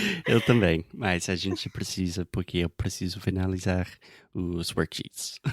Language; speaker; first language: Portuguese; non-native, fluent; English